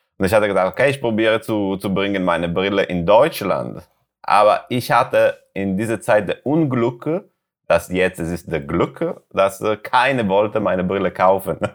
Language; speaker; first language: German; non-native, learner; Italian